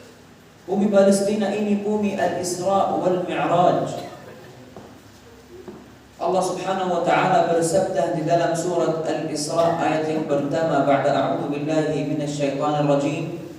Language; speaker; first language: Indonesian; non-native, fluent; Arabic